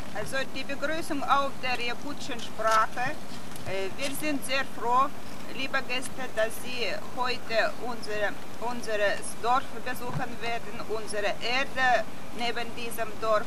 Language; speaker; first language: German; non-native, fluent; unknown